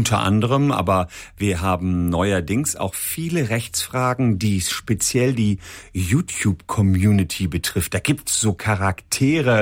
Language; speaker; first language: German; native; German